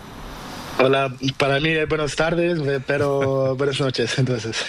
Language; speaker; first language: Spanish; non-native, learner; Portuguese